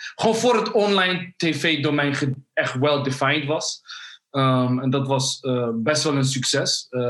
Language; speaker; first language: Dutch; early bilingual, other home language; Somali